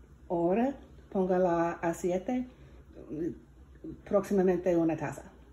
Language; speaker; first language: Spanish; non-native, learner; English